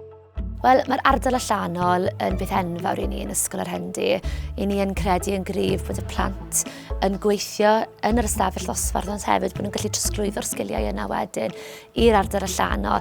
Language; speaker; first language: Welsh; native; Welsh